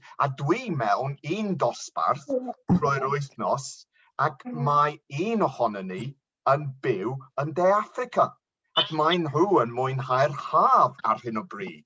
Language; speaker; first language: Welsh; non-native, local second language; English